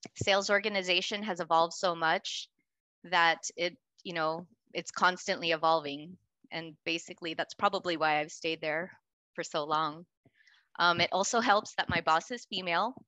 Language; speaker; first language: English; native; English